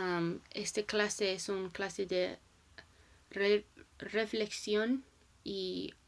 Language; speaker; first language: Spanish; non-native, learner; English